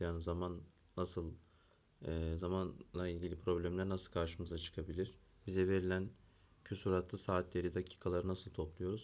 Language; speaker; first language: Turkish; native; Turkish